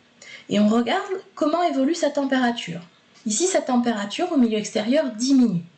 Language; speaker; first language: French; native; French